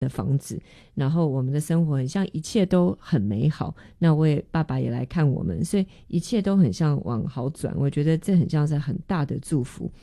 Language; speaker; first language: Chinese; non-native, fluent; Korean